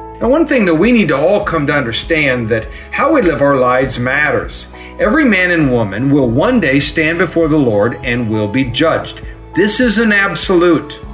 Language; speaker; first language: English; native; English